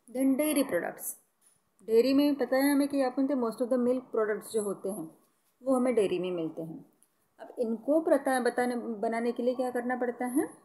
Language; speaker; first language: Hindi; non-native, local second language; Marathi